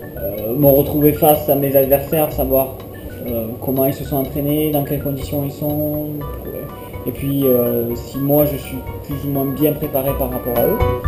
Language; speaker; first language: French; native; French